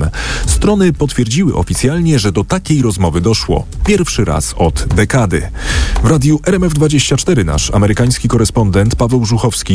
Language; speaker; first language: Polish; native; Polish